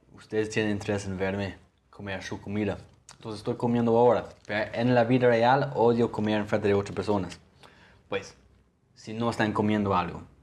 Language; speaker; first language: Spanish; non-native, learner; English